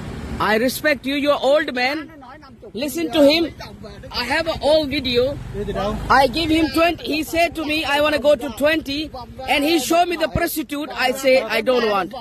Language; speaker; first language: English; non-native, learner; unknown